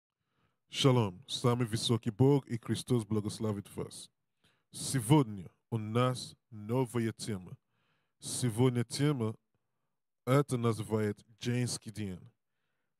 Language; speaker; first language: Russian; non-native, learner; English